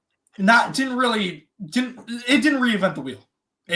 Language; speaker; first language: English; native; English